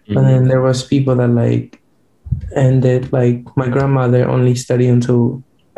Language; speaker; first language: English; non-native, fluent; Guarani